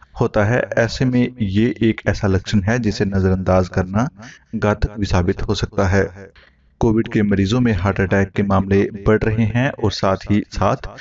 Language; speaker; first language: Hindi; native; Hindi